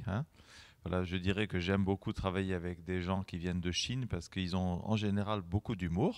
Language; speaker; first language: French; native; French